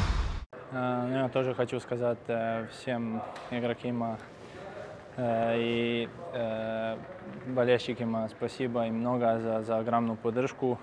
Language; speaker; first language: Russian; non-native, learner; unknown